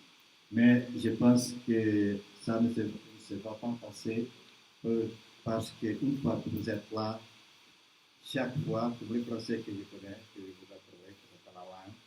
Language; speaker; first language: French; non-native, learner; Portuguese